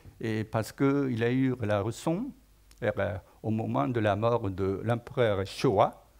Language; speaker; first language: French; non-native, fluent; Japanese